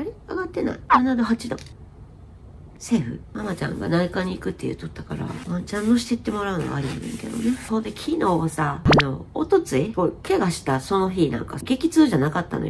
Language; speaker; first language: Japanese; native; Japanese